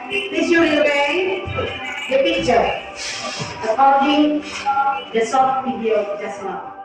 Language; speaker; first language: English; non-native, learner; Indonesian